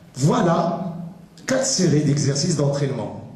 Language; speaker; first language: French; non-native, local second language; Arabic